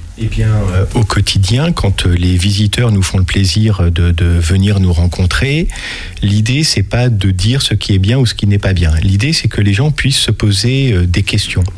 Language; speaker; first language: French; native; French